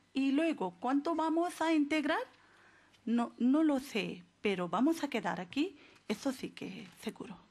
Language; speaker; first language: Spanish; non-native, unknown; Urdu